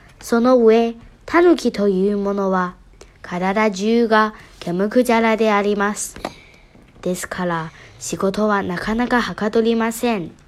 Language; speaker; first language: Japanese; non-native, learner; Chinese